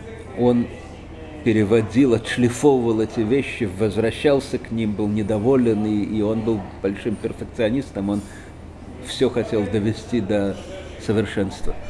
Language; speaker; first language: Russian; native; Russian